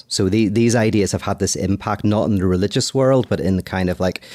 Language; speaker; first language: English; native; English